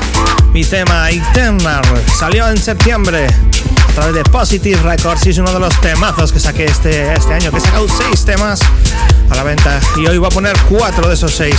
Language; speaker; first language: Spanish; native; Spanish